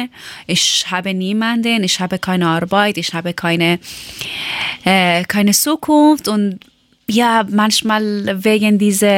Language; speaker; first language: German; non-native, learner; Persian